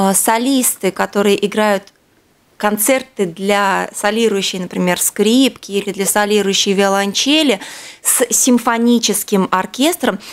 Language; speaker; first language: Russian; native; Russian